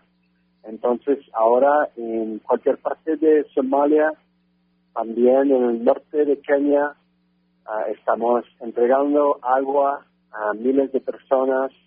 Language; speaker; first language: Spanish; non-native, fluent; French